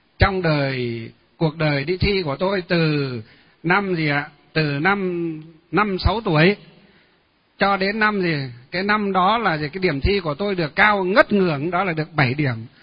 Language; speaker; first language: Vietnamese; non-native, local second language; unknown